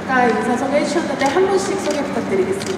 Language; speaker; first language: Thai; native; Thai